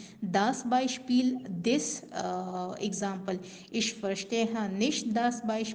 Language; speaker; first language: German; non-native, learner; Urdu